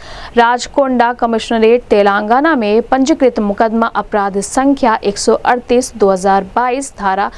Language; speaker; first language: Hindi; native; Hindi